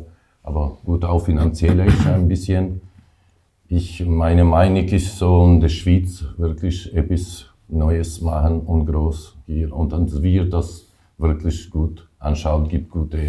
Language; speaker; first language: German; non-native, learner; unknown